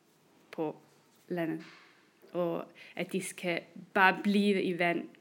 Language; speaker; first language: Danish; non-native, fluent; German